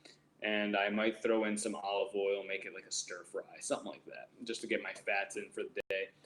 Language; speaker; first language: English; native; English